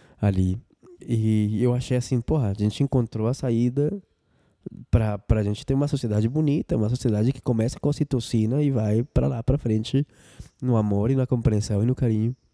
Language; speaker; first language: Portuguese; non-native, fluent; Spanish